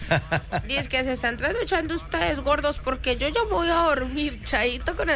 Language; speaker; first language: Spanish; native; Spanish